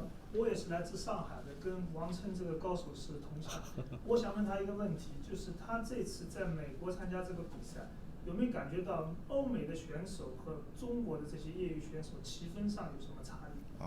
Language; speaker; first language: Chinese; native; Chinese